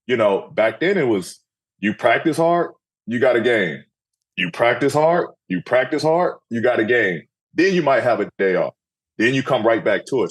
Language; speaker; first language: English; native; English